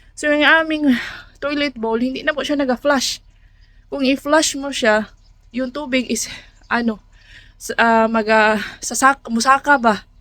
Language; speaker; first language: Filipino; non-native, local second language; Cebuano